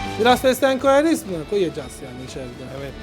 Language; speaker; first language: Turkish; non-native, learner; Italian